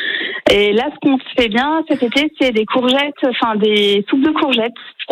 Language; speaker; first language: French; native; French